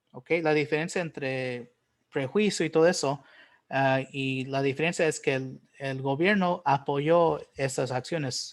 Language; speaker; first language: Spanish; early bilingual, heritage; Spanish